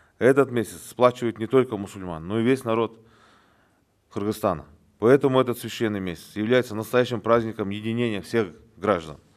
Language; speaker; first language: Russian; non-native, local second language; Kyrgyz